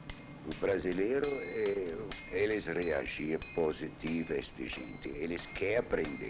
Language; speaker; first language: Portuguese; non-native, learner; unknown